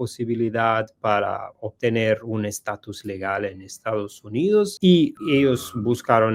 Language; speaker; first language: Spanish; non-native, learner; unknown